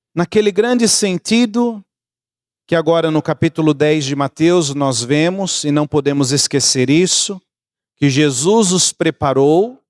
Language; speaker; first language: Portuguese; native; Portuguese